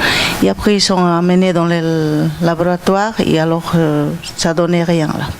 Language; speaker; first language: French; non-native, learner; Portuguese